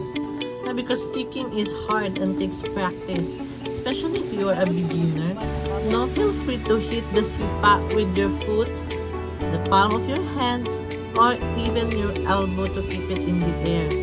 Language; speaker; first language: English; non-native, local second language; Cebuano